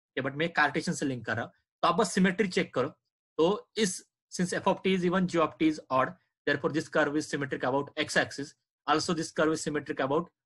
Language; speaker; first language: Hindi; non-native, local second language; Marathi